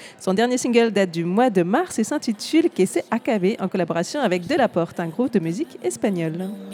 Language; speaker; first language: French; native; French